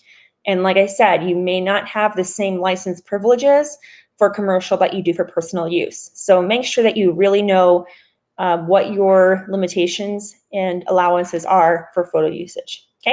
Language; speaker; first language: English; native; English